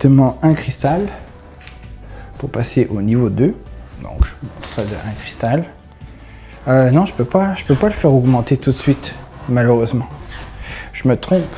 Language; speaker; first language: French; native; French